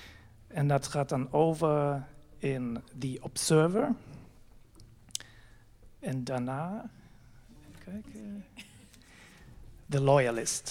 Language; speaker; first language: Dutch; non-native, fluent; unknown